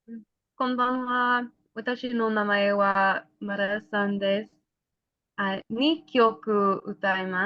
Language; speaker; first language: Japanese; non-native, learner; English